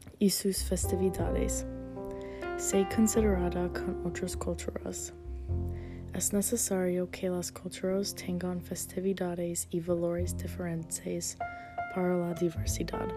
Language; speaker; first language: Spanish; non-native, learner; English